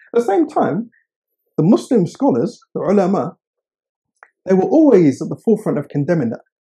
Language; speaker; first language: English; native; English